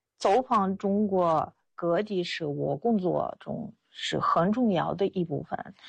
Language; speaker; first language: Chinese; non-native, fluent; Russian